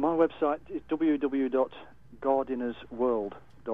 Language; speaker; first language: English; native; English